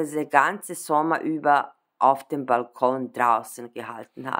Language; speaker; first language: German; non-native, fluent; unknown